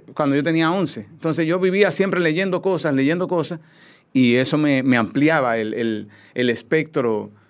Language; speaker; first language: Spanish; native; Spanish